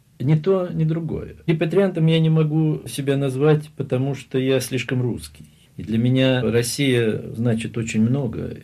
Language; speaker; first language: Russian; non-native, local second language; German